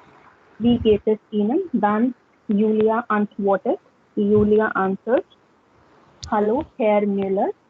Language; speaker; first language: German; non-native, learner; Hindi